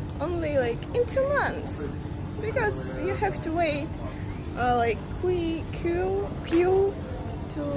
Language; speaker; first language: English; non-native, learner; Russian